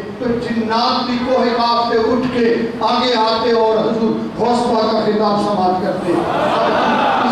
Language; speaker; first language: Urdu; non-native, local second language; Punjabi